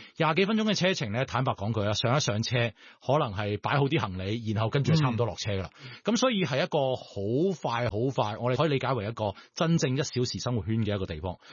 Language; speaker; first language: Chinese; non-native, local second language; Cantonese